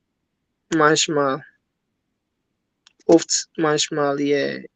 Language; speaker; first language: German; non-native, learner; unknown